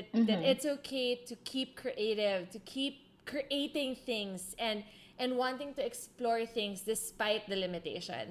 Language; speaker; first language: English; non-native, local second language; Filipino